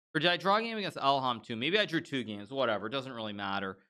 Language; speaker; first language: English; native; English